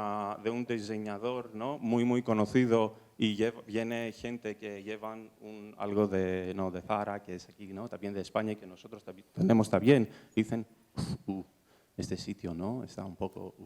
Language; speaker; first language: Spanish; non-native, fluent; Greek